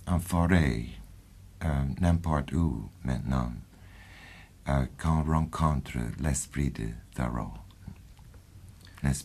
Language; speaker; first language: French; non-native, fluent; English